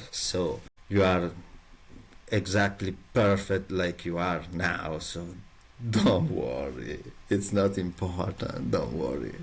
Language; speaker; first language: English; non-native, learner; Italian